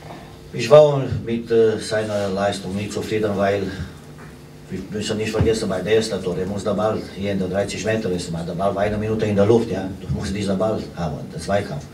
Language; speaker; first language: German; non-native, fluent; Romanian